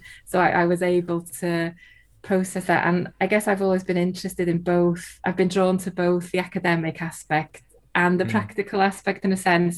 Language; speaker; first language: English; non-native, local second language; Welsh